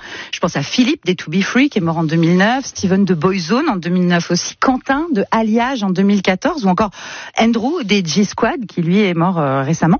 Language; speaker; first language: French; native; French